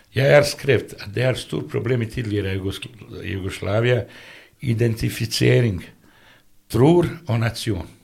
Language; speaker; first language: Norwegian; non-native, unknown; Bosnian